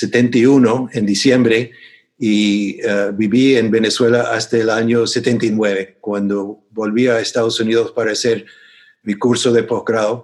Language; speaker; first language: Spanish; non-native, fluent; English